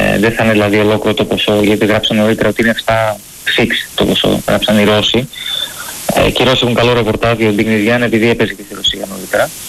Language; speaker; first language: Greek; native; Greek